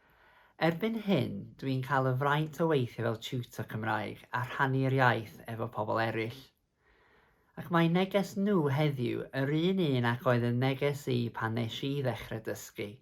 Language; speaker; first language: Welsh; non-native, fluent; English